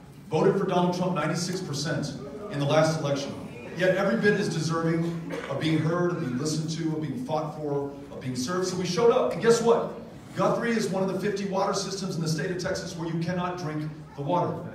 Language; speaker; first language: English; native; English